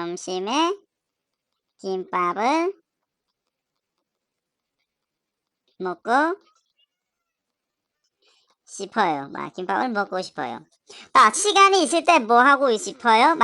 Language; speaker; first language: Korean; non-native, fluent; Khmer